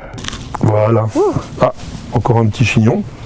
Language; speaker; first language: French; native; French